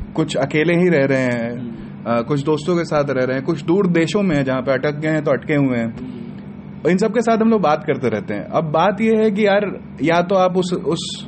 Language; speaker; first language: Hindi; native; Hindi